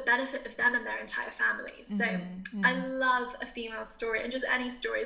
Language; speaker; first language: English; native; English